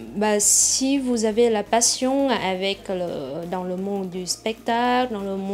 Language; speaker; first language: French; non-native, fluent; Vietnamese